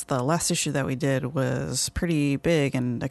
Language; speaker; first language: English; native; English